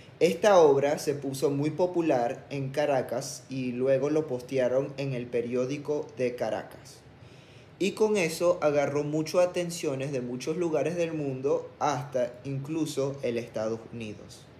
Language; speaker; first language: Spanish; early bilingual, heritage; Spanish